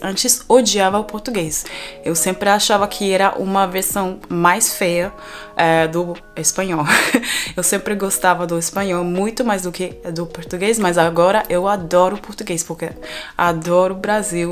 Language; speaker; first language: Portuguese; non-native, fluent; German